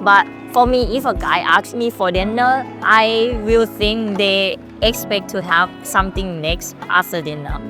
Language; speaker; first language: English; non-native, learner; Thai